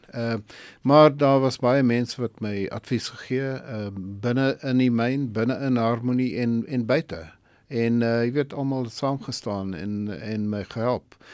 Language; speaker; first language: Afrikaans; non-native, local second language; English